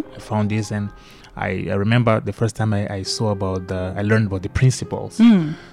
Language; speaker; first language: English; non-native, fluent; Portuguese